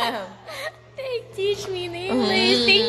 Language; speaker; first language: English; non-native, learner; Russian